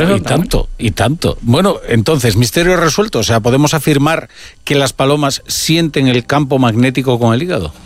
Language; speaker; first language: Spanish; native; Spanish